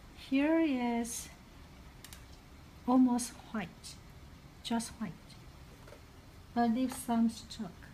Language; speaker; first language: English; non-native, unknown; Chinese